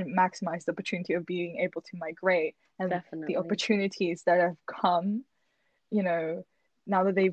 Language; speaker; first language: English; early bilingual, other home language; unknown